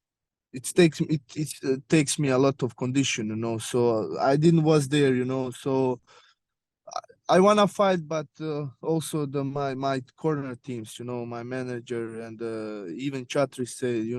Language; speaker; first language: English; non-native, learner; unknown